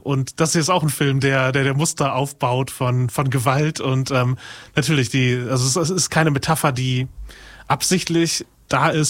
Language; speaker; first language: German; native; German